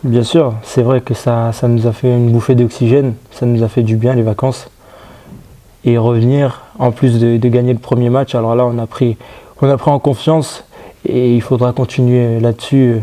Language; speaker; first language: French; native; French